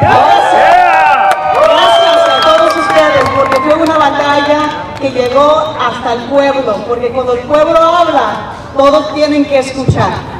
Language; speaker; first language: Spanish; early bilingual, heritage; Spanish